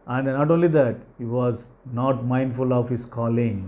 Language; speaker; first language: English; non-native, local second language; Telugu